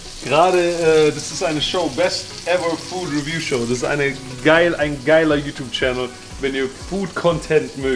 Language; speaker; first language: German; native; German